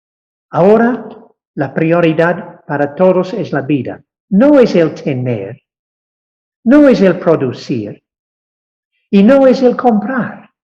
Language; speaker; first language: Spanish; non-native, fluent; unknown